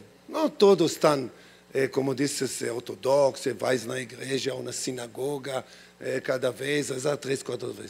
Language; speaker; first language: Portuguese; non-native, learner; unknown